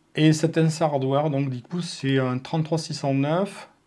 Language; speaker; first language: French; native; French